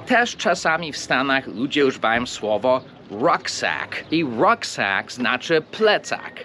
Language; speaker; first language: Polish; early bilingual, heritage; English